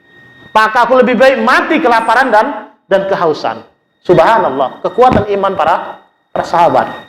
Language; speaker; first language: Indonesian; native; Indonesian